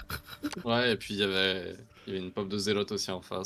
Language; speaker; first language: French; native; French